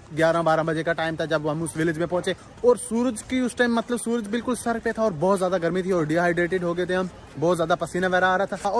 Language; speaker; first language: Hindi; native; Hindi